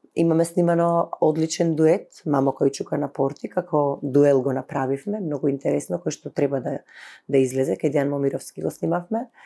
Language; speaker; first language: Macedonian; native; Macedonian